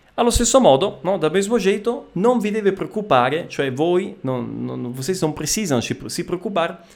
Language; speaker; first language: Portuguese; non-native, fluent; Italian